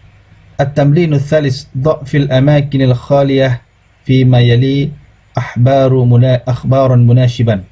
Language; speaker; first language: Arabic; non-native, fluent; Indonesian